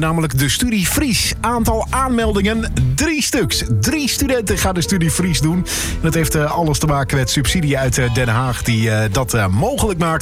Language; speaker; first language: Dutch; native; Dutch